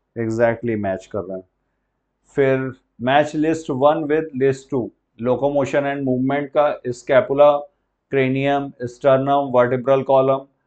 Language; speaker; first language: Hindi; native; Hindi